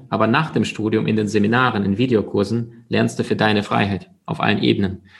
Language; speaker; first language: German; early bilingual, other home language; Russian